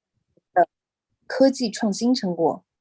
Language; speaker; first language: Chinese; native; Chinese